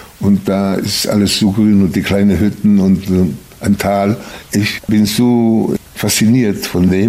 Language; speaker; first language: German; non-native, fluent; Hebrew